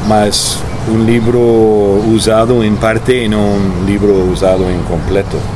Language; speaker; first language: Spanish; early bilingual, heritage; English